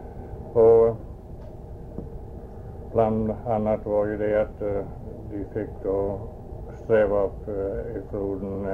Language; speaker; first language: Swedish; early bilingual, heritage; Swedish